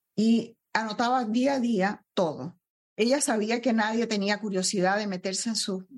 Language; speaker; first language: Spanish; native; Spanish